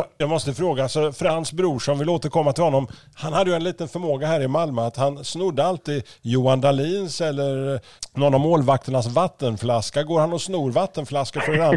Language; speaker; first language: Swedish; native; Swedish